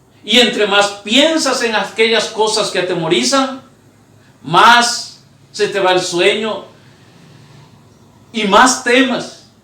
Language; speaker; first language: Spanish; native; Spanish